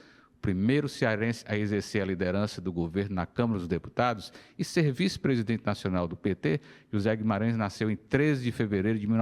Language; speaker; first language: Portuguese; native; Portuguese